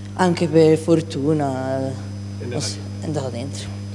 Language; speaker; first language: Italian; native; Italian